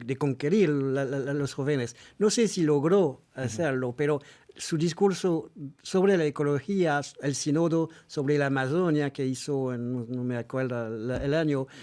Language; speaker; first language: Spanish; non-native, fluent; French